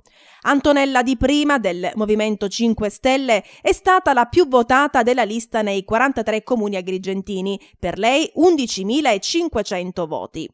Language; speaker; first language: Italian; native; Italian